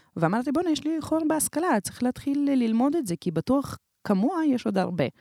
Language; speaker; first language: Hebrew; non-native, fluent; Russian